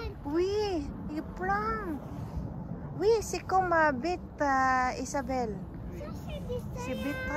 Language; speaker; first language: French; non-native, learner; Filipino